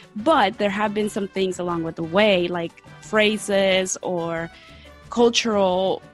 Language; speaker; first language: English; early bilingual, other home language; Spanish